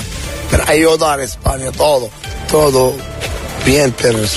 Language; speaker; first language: Spanish; non-native, learner; Arabic